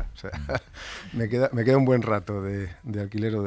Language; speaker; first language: Spanish; native; Spanish